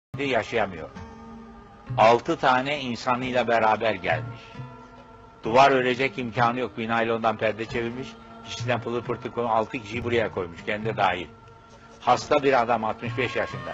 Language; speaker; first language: Turkish; native; Turkish